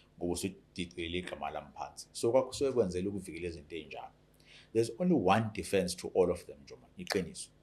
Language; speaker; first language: Zulu; native; Zulu